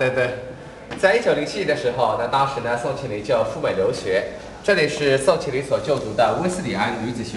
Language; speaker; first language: Chinese; native; Chinese